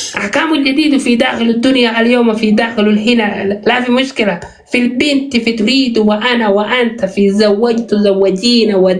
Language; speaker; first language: Arabic; non-native, learner; Oromo